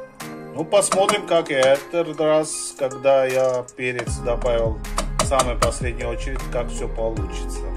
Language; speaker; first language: Russian; non-native, fluent; Hindi